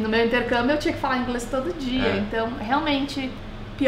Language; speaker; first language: Portuguese; native; Portuguese